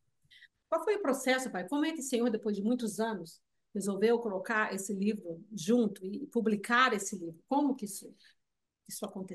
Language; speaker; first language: Portuguese; early bilingual, heritage; Portuguese